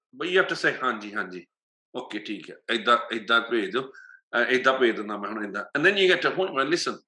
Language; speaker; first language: Punjabi; early bilingual, heritage; Punjabi